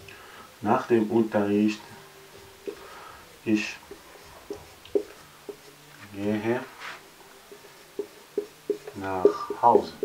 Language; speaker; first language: German; non-native, fluent; Arabic